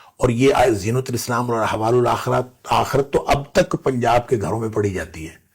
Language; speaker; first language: Urdu; non-native, local second language; Punjabi